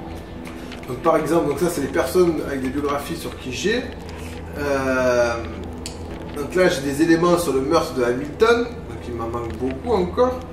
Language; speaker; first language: French; native; French